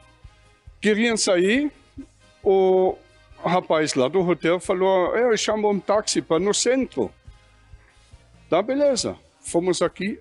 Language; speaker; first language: Portuguese; non-native, fluent; German